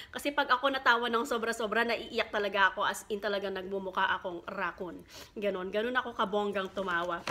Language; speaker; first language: Filipino; non-native, local second language; Pampanga